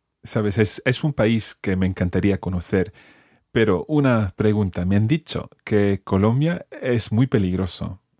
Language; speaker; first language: Spanish; non-native, fluent; English